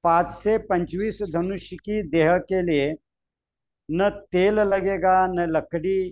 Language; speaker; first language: Hindi; non-native, local second language; Marathi